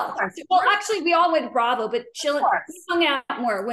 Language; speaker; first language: English; native; English